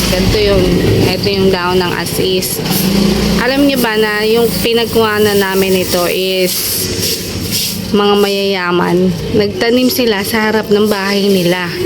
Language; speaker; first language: Filipino; native; Filipino